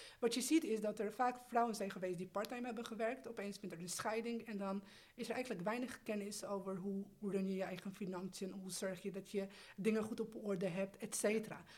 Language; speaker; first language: Dutch; early bilingual, other home language; Albanian